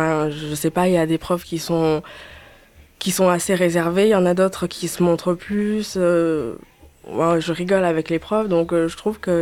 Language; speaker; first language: French; early bilingual, other home language; Chinese